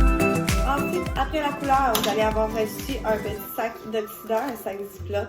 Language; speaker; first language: French; native; French